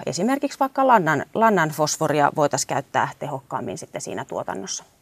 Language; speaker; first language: Finnish; native; Finnish